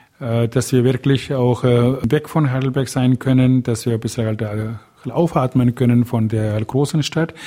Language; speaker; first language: German; non-native, fluent; Tamil